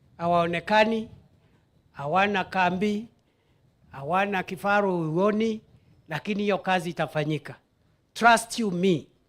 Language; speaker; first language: Swahili; non-native, local second language; Meru